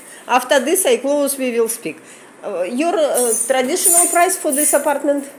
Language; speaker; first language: English; non-native, learner; Russian